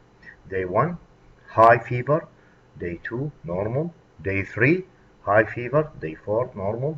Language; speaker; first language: English; non-native, fluent; Arabic